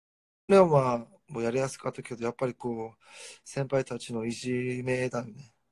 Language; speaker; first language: Japanese; non-native, fluent; Korean